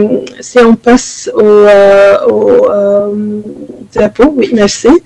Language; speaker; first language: French; non-native, fluent; Arabic